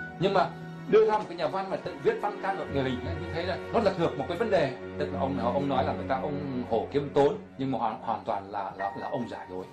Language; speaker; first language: Vietnamese; native; Vietnamese